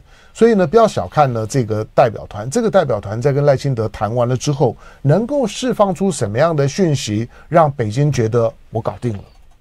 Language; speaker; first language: Chinese; native; Chinese